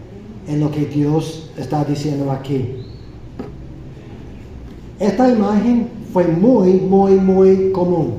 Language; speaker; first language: Spanish; non-native, fluent; English